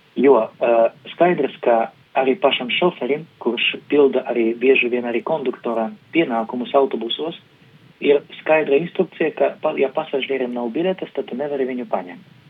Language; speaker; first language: Latvian; non-native, local second language; Russian